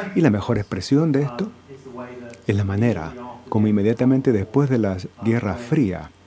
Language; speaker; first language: Spanish; non-native, fluent; English